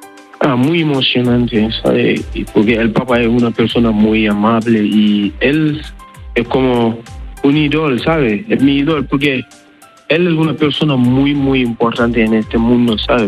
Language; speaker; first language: Spanish; non-native, learner; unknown